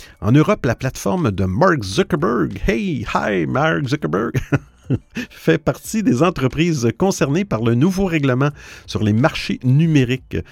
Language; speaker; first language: French; native; French